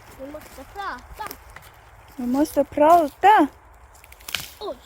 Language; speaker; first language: Swedish; non-native, learner; Thai